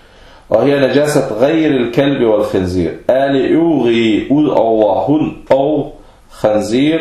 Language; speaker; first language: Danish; early bilingual, other home language; Arabic